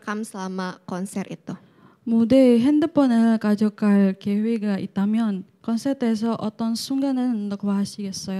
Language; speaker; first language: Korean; non-native, learner; Indonesian